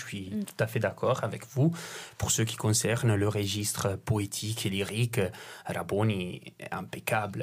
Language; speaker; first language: French; non-native, fluent; Italian